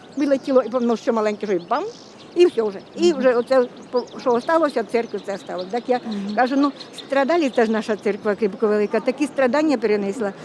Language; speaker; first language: Ukrainian; native; Ukrainian